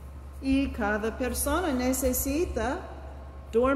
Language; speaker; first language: Spanish; non-native, fluent; English